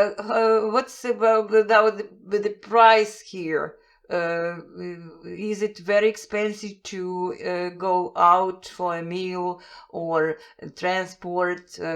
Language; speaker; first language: English; non-native, fluent; Russian